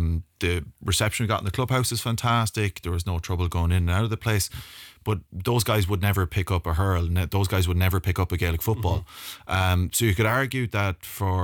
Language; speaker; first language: English; native; English